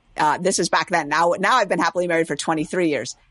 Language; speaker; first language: English; native; English